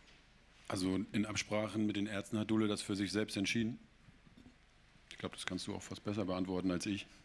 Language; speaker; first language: German; native; German